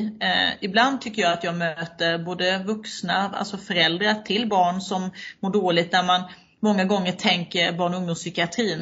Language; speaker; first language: Swedish; native; Swedish